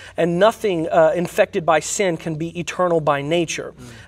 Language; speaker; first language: English; native; English